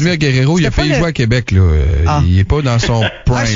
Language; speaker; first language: French; native; French